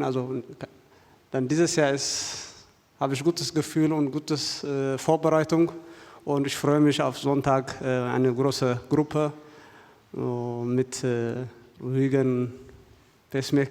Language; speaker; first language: German; non-native, fluent; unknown